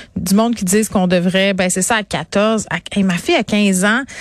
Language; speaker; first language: French; native; French